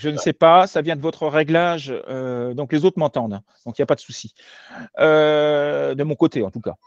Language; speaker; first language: French; native; French